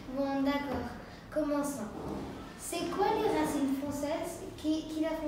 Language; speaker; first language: French; non-native, fluent; Spanish